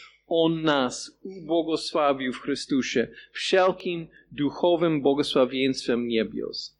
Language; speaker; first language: Polish; non-native, fluent; English